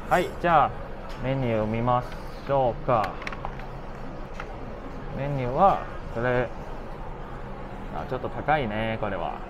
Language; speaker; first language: Japanese; non-native, fluent; Cantonese